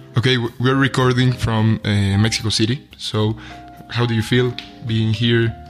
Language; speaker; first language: English; non-native, fluent; Spanish